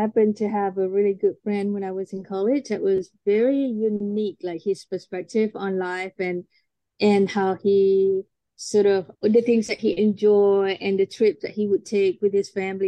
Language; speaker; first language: English; non-native, local second language; Malay